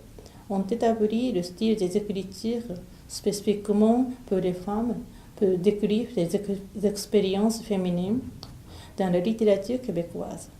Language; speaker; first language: French; non-native, fluent; Japanese